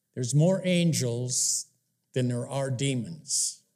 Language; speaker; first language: English; native; English